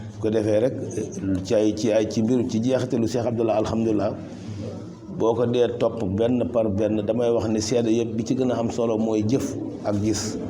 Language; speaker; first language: Wolof; native; Wolof